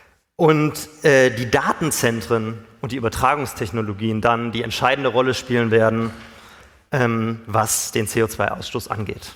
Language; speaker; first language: German; native; German